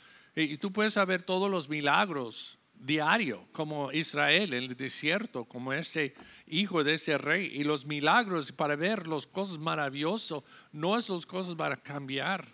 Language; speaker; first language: Spanish; non-native, learner; English